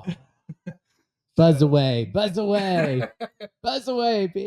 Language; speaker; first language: English; native; English